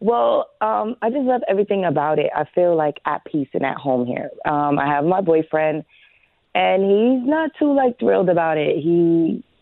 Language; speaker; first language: English; native; English